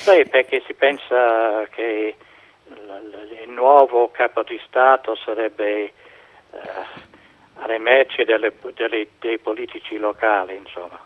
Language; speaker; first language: Italian; non-native, fluent; English